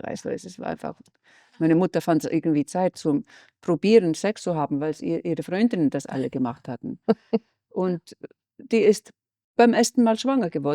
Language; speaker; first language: German; non-native, fluent; Icelandic